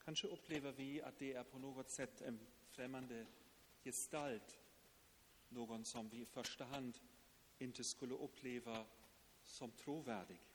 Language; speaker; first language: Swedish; non-native, fluent; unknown